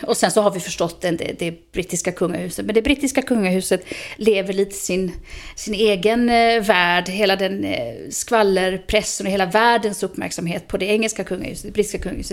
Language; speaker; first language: Swedish; native; Swedish